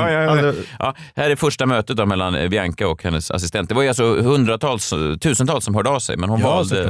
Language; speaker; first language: Swedish; native; Swedish